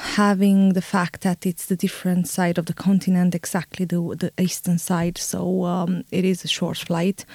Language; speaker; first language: English; non-native, fluent; Romanian